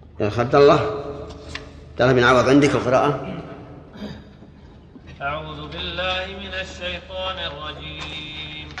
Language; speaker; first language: Arabic; native; Arabic